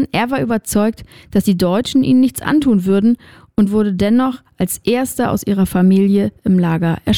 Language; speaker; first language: German; native; German